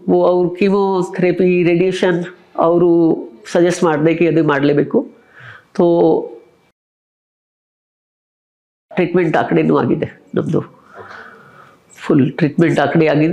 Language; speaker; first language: Kannada; non-native, local second language; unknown